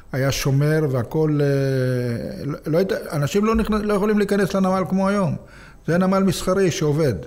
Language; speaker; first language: Hebrew; native; Hebrew